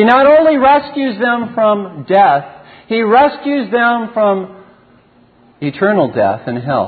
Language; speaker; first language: English; native; English